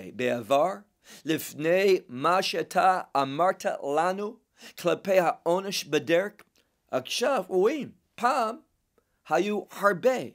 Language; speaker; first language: Hebrew; non-native, fluent; English